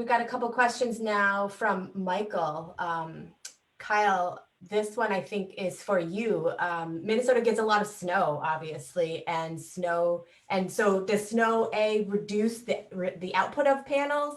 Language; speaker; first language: English; native; English